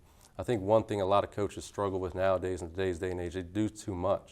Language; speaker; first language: English; native; English